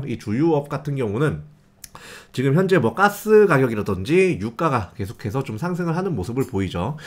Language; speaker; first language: Korean; native; Korean